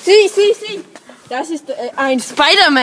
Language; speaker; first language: German; non-native, learner; Danish